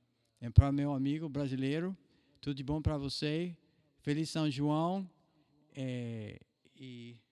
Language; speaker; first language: Portuguese; non-native, fluent; English